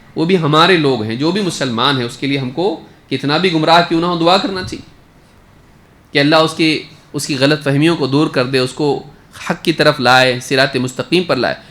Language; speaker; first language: Urdu; native; Urdu